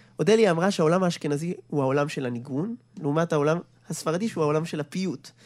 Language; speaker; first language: Hebrew; native; Hebrew